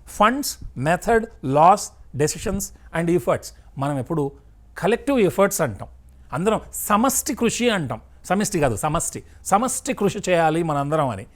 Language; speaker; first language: Telugu; native; Telugu